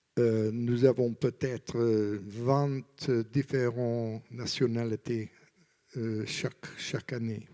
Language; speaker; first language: French; non-native, learner; English